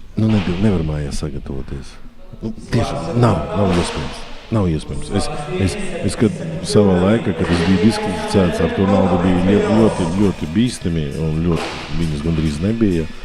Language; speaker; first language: Latvian; non-native, local second language; Russian